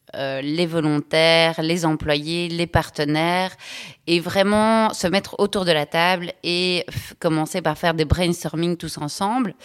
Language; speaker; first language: French; native; French